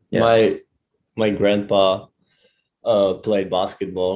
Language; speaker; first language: English; non-native, fluent; Czech